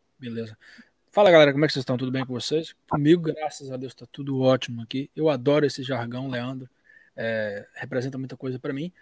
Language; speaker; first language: Portuguese; native; Portuguese